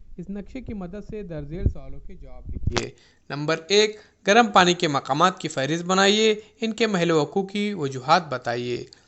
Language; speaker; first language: Urdu; native; Urdu